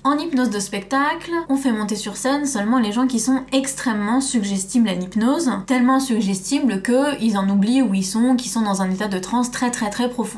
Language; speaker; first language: French; native; French